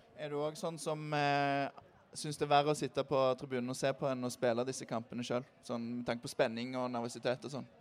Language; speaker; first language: Norwegian; native; Norwegian